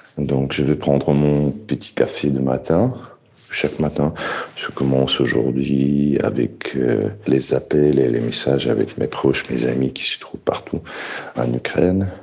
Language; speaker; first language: French; non-native, fluent; Ukrainian